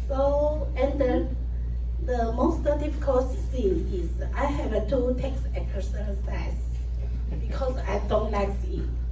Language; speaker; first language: English; non-native, learner; Chinese